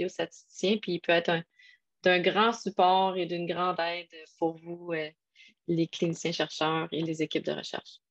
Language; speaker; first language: French; native; French